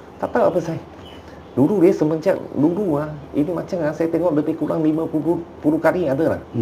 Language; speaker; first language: Malay; non-native, local second language; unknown